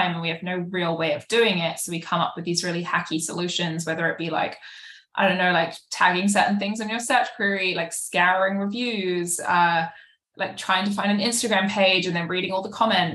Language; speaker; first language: English; native; English